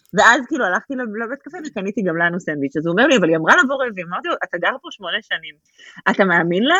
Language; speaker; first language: Hebrew; native; Hebrew